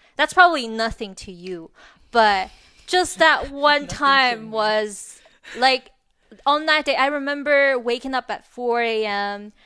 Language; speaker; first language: English; non-native, fluent; Chinese